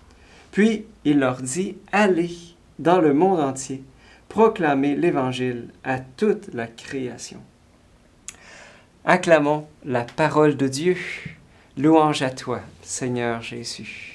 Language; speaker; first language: French; native; French